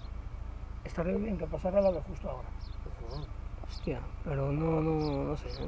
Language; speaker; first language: Spanish; native; Spanish